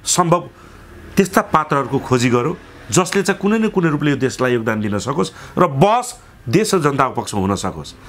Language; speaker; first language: Nepali; native; Nepali